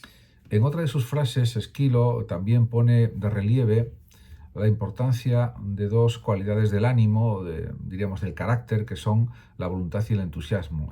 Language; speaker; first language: Spanish; native; Spanish